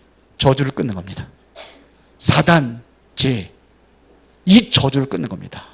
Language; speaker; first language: Korean; native; Korean